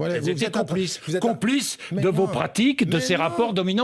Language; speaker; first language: French; native; French